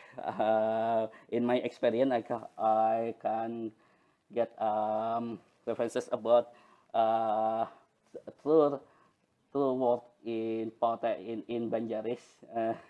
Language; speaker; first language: English; non-native, learner; Banjar